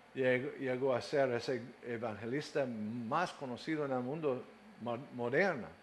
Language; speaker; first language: Spanish; non-native, fluent; English